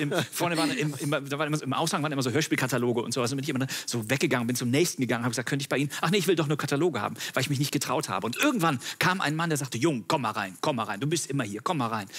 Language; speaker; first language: German; native; German